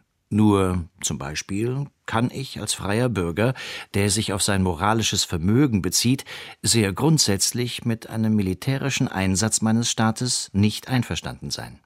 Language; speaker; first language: German; native; German